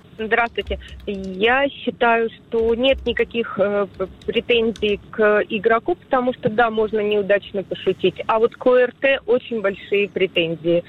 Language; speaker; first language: Russian; early bilingual, heritage; Russian